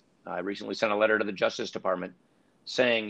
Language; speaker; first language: English; native; English